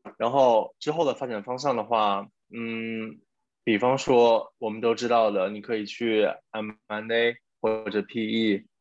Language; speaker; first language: Chinese; native; Chinese